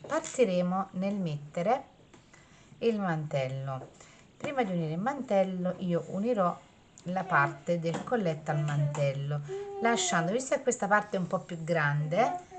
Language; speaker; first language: Italian; native; Italian